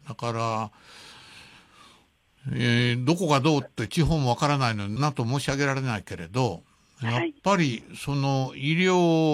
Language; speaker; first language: Japanese; native; Japanese